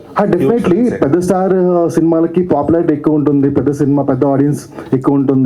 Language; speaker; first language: Telugu; native; Telugu